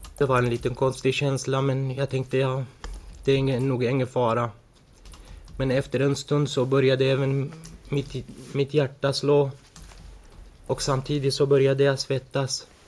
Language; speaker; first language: Swedish; early bilingual, other home language; Arabic